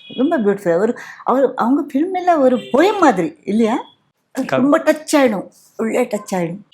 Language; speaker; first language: Tamil; non-native, fluent; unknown